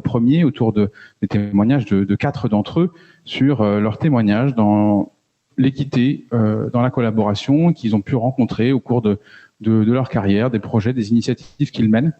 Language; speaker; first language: French; native; French